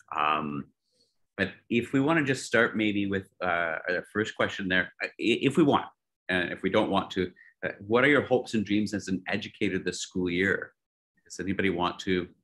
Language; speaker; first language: English; native; English